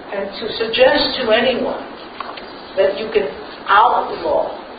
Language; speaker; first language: English; native; English